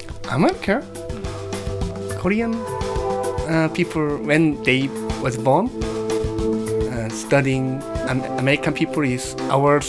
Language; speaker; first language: English; non-native, learner; Korean